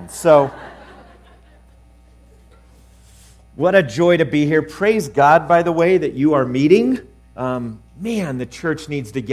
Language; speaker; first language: English; native; English